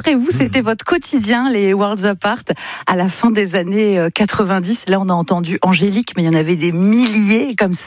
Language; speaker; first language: French; native; French